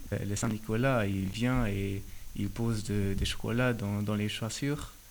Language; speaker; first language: French; non-native, fluent; German